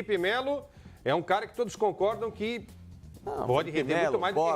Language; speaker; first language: Portuguese; native; Portuguese